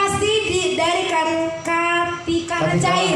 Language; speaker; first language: Indonesian; native; Indonesian